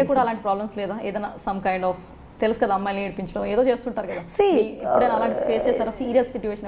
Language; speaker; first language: Telugu; native; Telugu